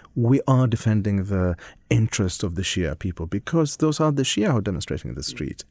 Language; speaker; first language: English; non-native, fluent; Arabic